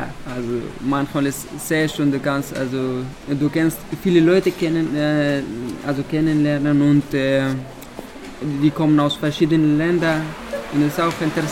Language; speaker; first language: German; non-native, learner; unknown